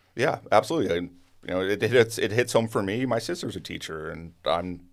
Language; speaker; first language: English; native; English